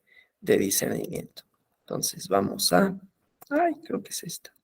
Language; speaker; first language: Spanish; native; Spanish